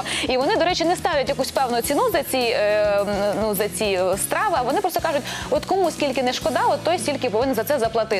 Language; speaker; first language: Ukrainian; native; Ukrainian